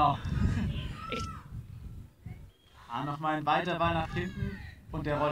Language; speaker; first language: German; native; German